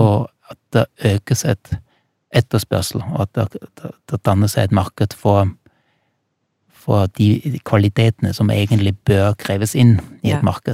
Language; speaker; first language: Norwegian; non-native, fluent; German